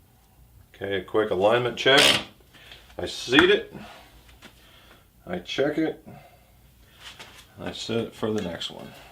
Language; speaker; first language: English; native; English